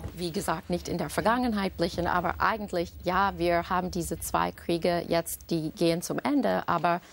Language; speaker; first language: German; non-native, fluent; English